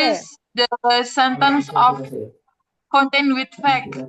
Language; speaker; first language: English; non-native, learner; Indonesian